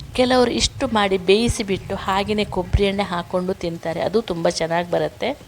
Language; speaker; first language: Kannada; non-native, local second language; Tulu